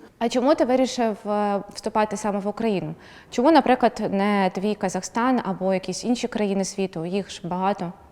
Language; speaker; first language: Ukrainian; native; Ukrainian